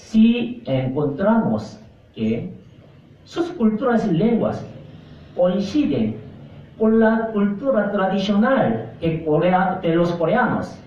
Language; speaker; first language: Spanish; non-native, fluent; Korean